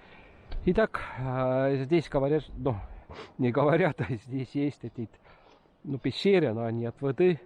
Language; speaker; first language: Russian; non-native, local second language; Estonian